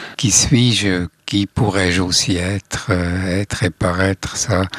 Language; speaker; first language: French; non-native, fluent; German